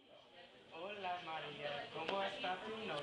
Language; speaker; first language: Spanish; non-native, learner; English